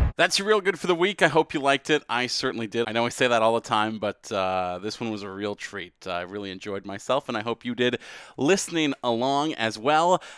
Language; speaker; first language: English; native; English